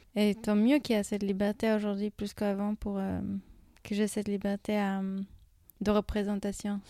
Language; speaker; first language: French; non-native, fluent; Hebrew